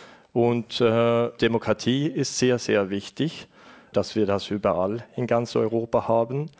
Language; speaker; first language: German; non-native, fluent; Estonian